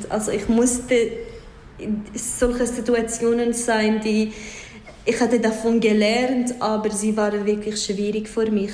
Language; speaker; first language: German; non-native, fluent; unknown